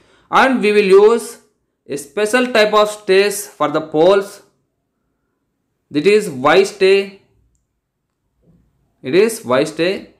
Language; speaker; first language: English; non-native, local second language; Telugu